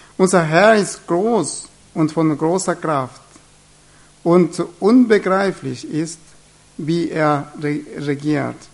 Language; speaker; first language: German; non-native, fluent; Spanish